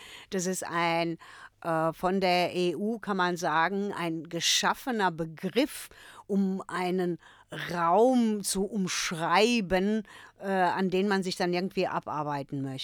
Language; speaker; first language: German; early bilingual, other home language; Croatian